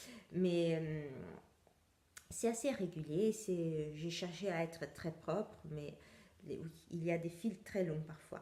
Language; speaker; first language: French; non-native, fluent; Italian